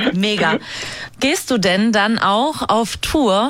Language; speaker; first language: German; native; German